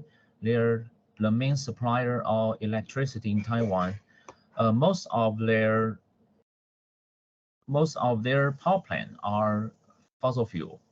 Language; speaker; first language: English; non-native, fluent; Chinese